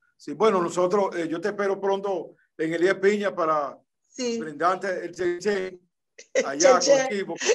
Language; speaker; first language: Spanish; native; Spanish